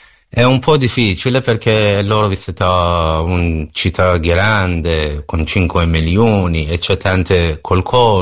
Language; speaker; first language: Italian; non-native, learner; Persian